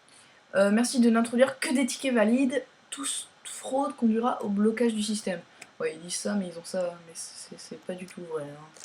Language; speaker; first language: French; native; French